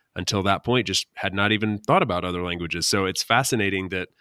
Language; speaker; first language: English; native; English